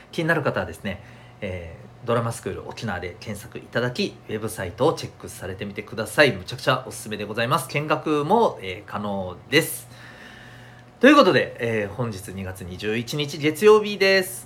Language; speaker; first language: Japanese; native; Japanese